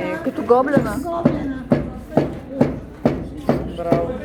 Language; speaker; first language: Bulgarian; native; Bulgarian